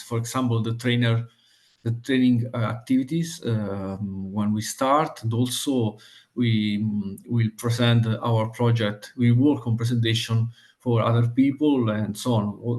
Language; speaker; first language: English; non-native, fluent; Italian